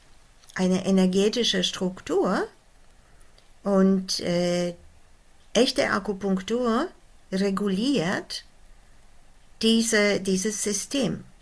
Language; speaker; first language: German; non-native, fluent; Polish